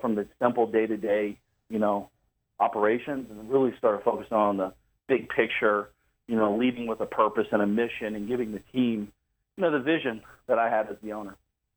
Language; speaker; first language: English; native; English